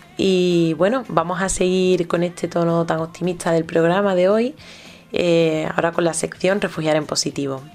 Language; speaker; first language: Spanish; native; Spanish